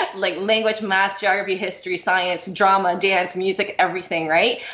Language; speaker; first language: English; native; English